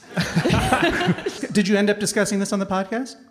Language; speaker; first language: English; native; English